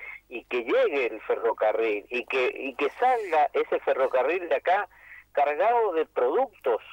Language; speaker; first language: Spanish; native; Spanish